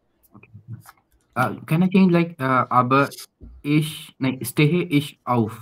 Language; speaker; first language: German; non-native, learner; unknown